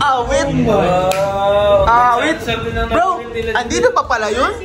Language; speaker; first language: Filipino; native; Filipino